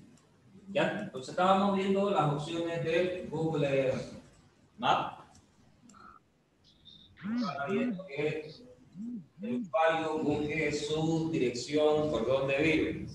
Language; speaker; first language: Spanish; native; Spanish